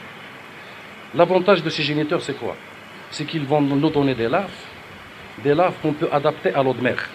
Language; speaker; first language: French; non-native, local second language; Arabic